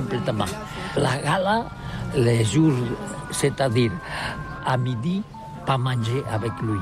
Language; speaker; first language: French; non-native, learner; Catalan